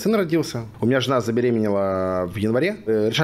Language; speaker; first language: Russian; native; Russian